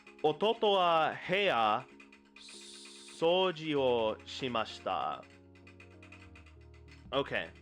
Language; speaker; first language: Japanese; non-native, learner; English